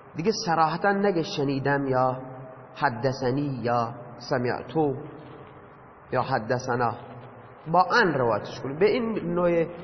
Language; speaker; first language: Persian; non-native, local second language; Baluchi